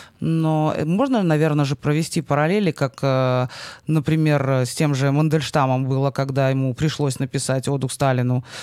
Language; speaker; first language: Russian; native; Russian